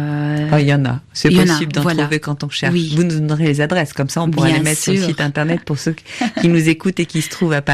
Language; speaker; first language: French; native; French